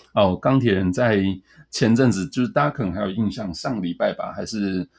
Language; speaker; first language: Chinese; native; Chinese